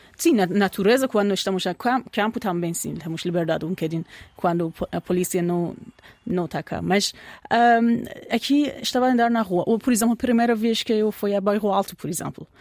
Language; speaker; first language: Portuguese; non-native, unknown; Persian